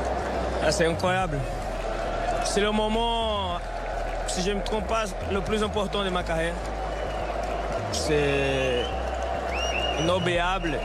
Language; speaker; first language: French; non-native, fluent; Portuguese